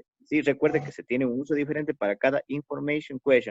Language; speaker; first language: Spanish; native; Spanish